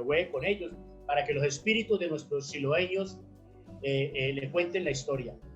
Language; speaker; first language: Spanish; native; Spanish